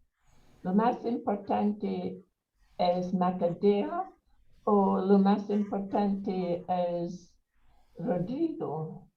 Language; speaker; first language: Spanish; non-native, learner; English